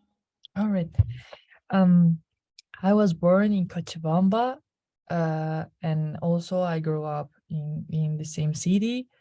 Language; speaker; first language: English; non-native, learner; Spanish